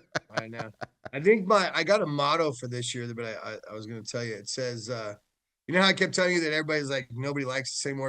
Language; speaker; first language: English; native; English